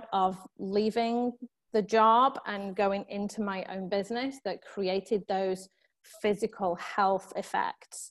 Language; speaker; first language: English; native; English